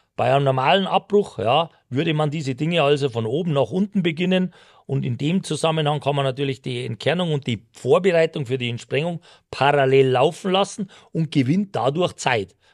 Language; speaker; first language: German; native; German